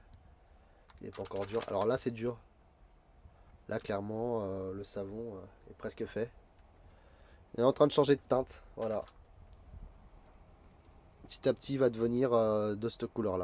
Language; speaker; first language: French; native; French